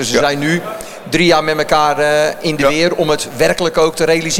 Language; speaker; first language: Dutch; native; Dutch